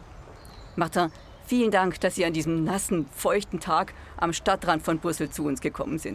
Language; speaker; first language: German; native; German